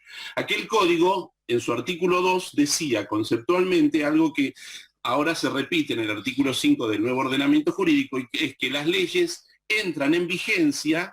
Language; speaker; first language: Spanish; native; Spanish